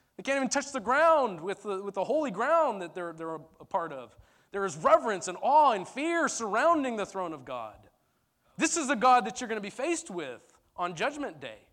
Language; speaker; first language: English; early bilingual, other home language; Turkish